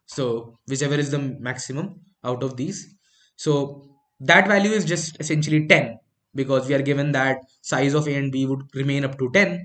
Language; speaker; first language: English; non-native, local second language; Hindi